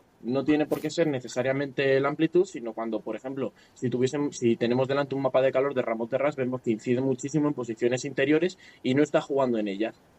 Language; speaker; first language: Spanish; native; Spanish